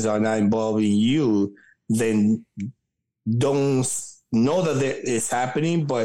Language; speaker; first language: English; early bilingual, other home language; Spanish